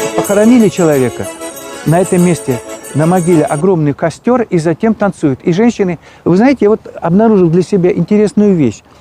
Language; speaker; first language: Russian; non-native, local second language; Chuvash